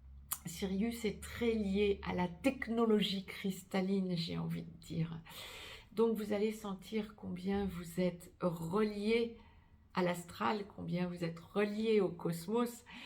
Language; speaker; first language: French; native; French